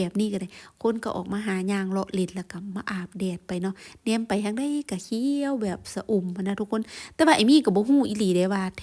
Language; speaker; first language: Thai; non-native, local second language; Lao